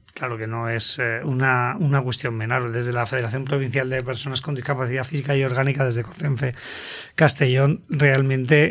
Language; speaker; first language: Spanish; native; Spanish